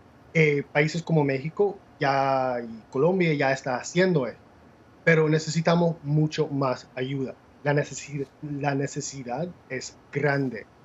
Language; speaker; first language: Spanish; non-native, fluent; English